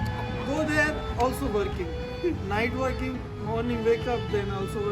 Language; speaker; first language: English; non-native, learner; Hindi